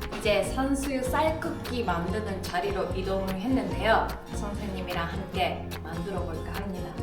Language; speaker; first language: Korean; non-native, fluent; Japanese